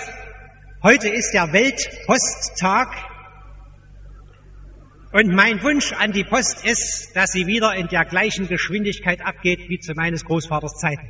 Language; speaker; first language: German; native; German